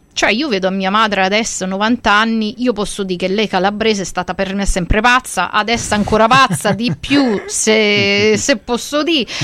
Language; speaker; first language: Italian; early bilingual, heritage; Italian